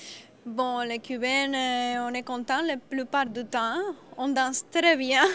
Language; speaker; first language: French; non-native, fluent; Spanish